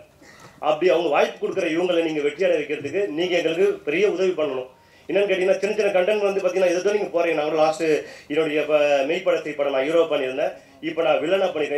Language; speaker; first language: Tamil; native; Tamil